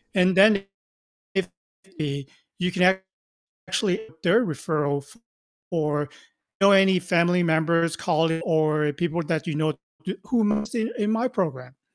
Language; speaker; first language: English; non-native, local second language; Cantonese